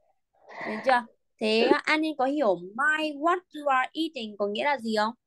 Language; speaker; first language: Vietnamese; native; Vietnamese